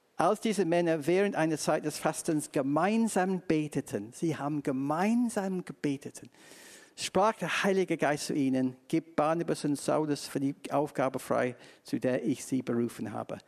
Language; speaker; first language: German; non-native, fluent; English